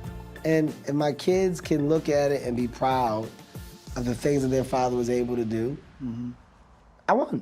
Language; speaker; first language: English; native; English